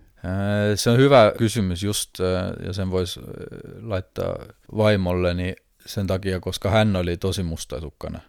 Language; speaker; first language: Finnish; non-native, fluent; Estonian